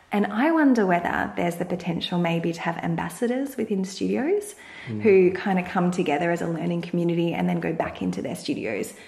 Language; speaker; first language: English; native; English